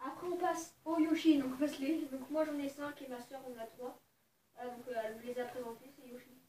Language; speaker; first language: French; native; French